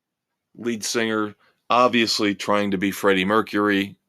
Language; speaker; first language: English; native; English